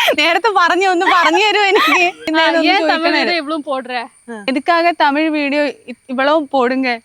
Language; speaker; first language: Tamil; non-native, learner; Malayalam